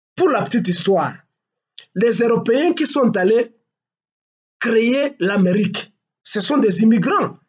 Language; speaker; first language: French; non-native, local second language; Swahili